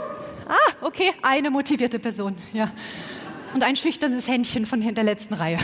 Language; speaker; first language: German; native; German